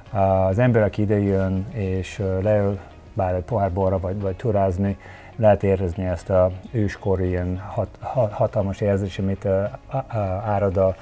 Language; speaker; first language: Hungarian; early bilingual, heritage; Hungarian